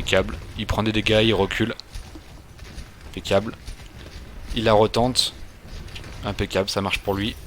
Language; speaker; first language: French; native; French